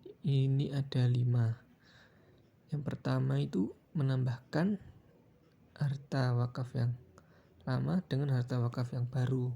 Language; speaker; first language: Indonesian; native; Indonesian